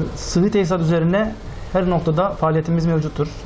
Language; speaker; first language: Turkish; native; Turkish